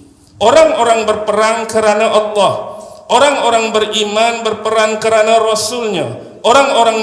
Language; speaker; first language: Malay; native; Malay